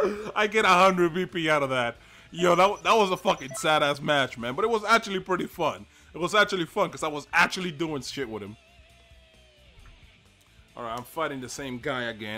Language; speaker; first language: English; native; English